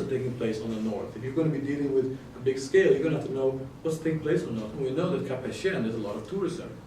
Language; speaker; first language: English; non-native, fluent; Dutch